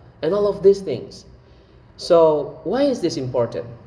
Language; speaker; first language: English; non-native, fluent; Achinese